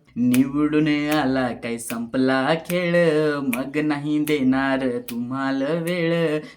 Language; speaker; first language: Marathi; native; Marathi